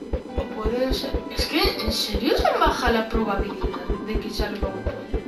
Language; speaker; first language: Spanish; native; Spanish